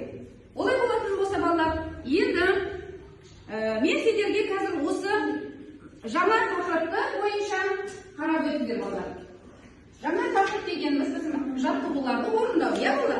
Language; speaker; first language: Kazakh; native; Kazakh